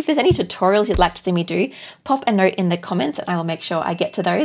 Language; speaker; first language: English; native; English